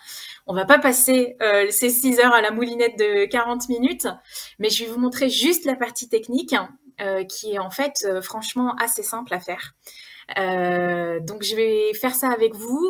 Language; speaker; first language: French; native; French